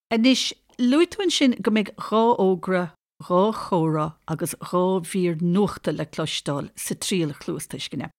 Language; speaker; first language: Irish; native; Irish